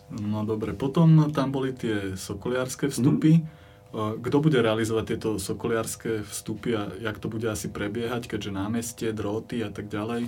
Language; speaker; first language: Slovak; native; Slovak